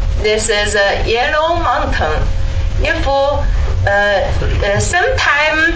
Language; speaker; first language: English; non-native, learner; Chinese